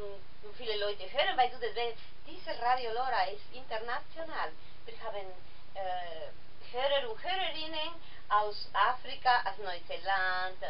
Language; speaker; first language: German; non-native, learner; Spanish